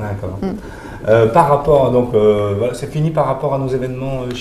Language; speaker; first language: French; native; French